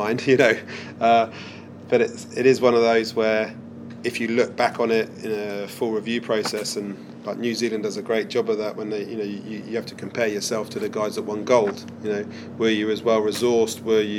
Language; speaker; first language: English; native; English